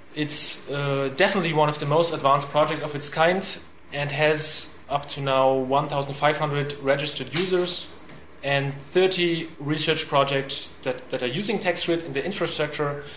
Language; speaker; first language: English; non-native, fluent; German